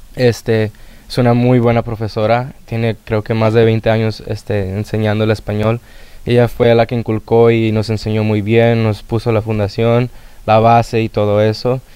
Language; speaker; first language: Spanish; early bilingual, heritage; Spanish